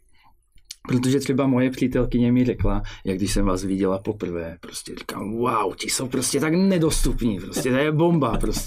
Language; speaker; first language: Czech; native; Czech